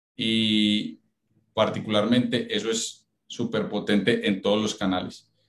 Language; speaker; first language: Spanish; native; Spanish